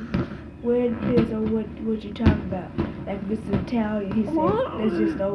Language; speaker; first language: English; native; English